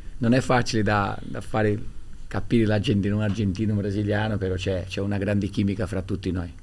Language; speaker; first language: Italian; non-native, fluent; Portuguese